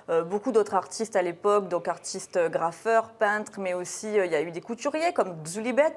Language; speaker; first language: French; native; French